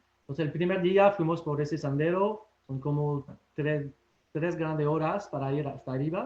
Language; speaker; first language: Spanish; non-native, fluent; French